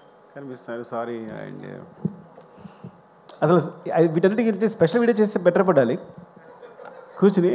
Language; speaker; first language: Telugu; native; Telugu